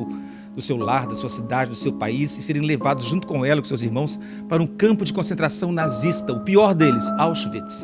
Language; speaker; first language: Portuguese; native; Portuguese